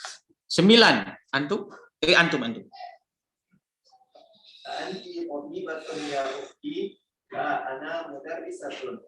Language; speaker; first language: Arabic; non-native, fluent; Indonesian